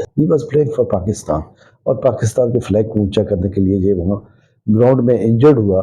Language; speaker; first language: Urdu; non-native, local second language; Punjabi